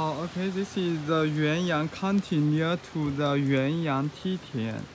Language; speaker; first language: English; non-native, learner; Chinese